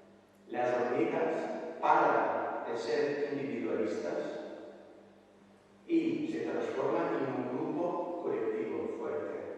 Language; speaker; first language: Spanish; non-native, fluent; Italian